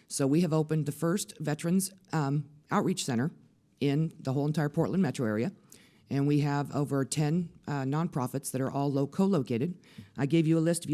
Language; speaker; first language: English; native; English